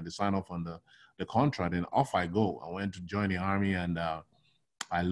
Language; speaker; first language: English; non-native, local second language; Yoruba